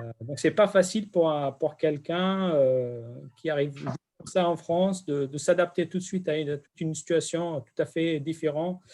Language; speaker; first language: French; non-native, fluent; Kurdish